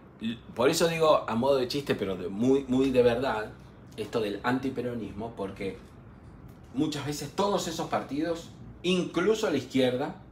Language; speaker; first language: Spanish; native; Spanish